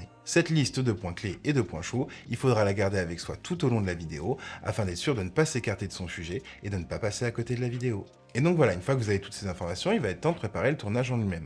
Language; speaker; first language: French; native; French